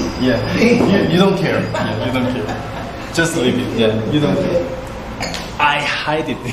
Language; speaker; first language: English; non-native, learner; Korean